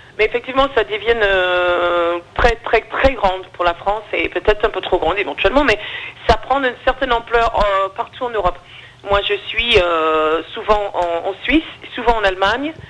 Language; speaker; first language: French; non-native, fluent; English